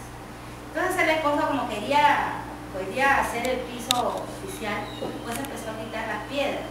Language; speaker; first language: Spanish; native; Spanish